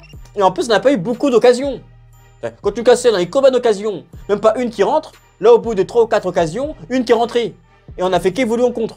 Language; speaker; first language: French; native; French